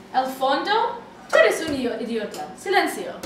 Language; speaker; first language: Spanish; non-native, learner; English